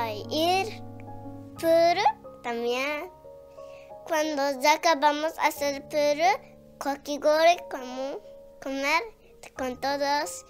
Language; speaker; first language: Spanish; early bilingual, heritage; Japanese